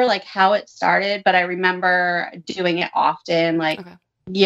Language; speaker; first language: English; native; English